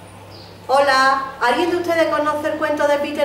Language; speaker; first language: Spanish; native; Spanish